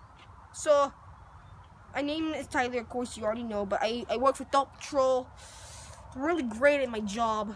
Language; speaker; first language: English; native; English